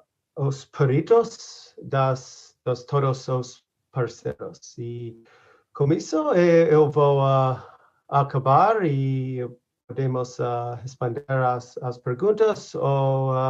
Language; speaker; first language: Portuguese; non-native, learner; English